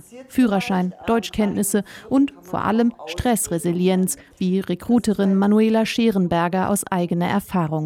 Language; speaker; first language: German; native; German